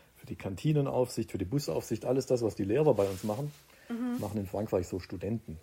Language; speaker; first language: German; early bilingual, other home language; Croatian